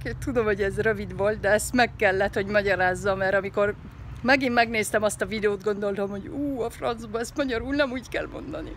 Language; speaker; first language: Hungarian; early bilingual, heritage; Hungarian